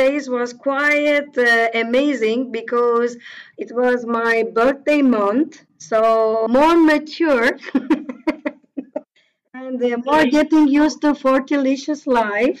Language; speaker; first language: English; non-native, fluent; Turkish